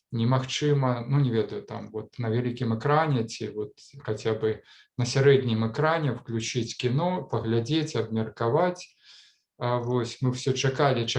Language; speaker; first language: Belarusian; non-native, local second language; Russian